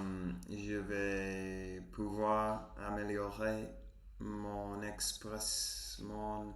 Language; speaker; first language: French; non-native, learner; Spanish